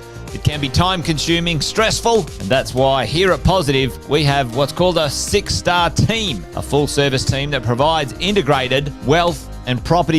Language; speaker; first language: English; native; English